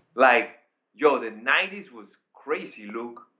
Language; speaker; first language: English; non-native, fluent; Spanish